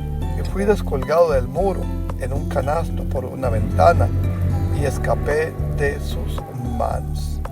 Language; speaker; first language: Spanish; native; Spanish